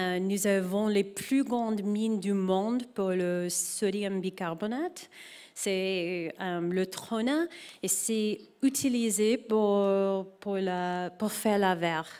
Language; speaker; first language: French; non-native, learner; English